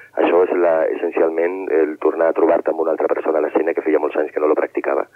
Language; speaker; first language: Catalan; non-native, local second language; Spanish